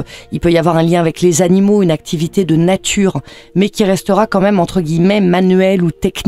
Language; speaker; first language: French; native; French